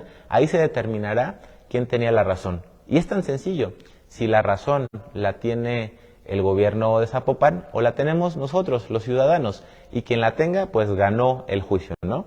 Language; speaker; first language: Spanish; native; Spanish